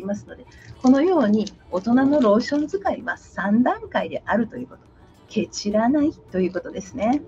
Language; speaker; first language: Japanese; native; Japanese